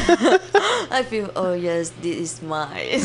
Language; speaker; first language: English; non-native, learner; Thai